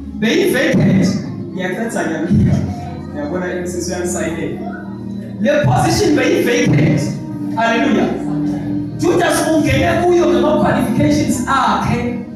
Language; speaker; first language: Zulu; non-native, local second language; Swati